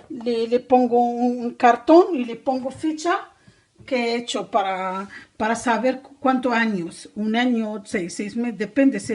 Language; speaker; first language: Spanish; non-native, learner; Arabic